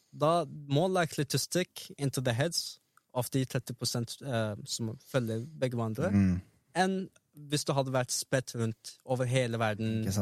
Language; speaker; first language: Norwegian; early bilingual, other home language; Arabic